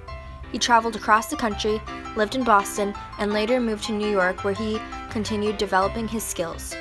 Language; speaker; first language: English; native; English